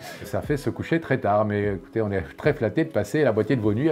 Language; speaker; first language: French; native; French